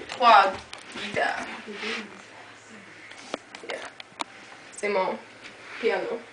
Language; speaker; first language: French; non-native, learner; English